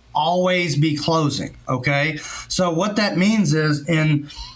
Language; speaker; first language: English; native; English